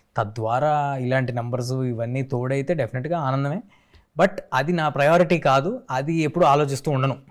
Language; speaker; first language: Telugu; native; Telugu